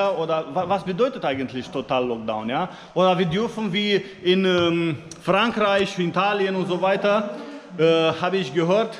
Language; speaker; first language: German; non-native, fluent; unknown